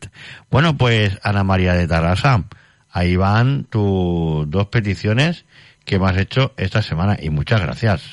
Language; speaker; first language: Spanish; native; Spanish